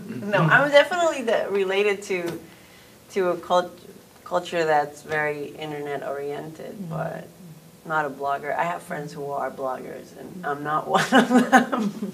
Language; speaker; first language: English; non-native, fluent; Spanish